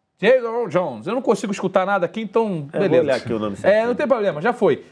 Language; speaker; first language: Portuguese; native; Portuguese